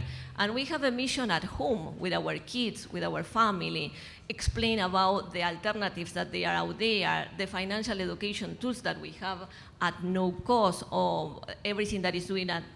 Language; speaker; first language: English; non-native, fluent; Spanish